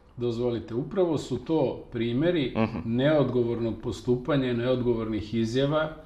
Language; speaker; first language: Serbian; native; Serbian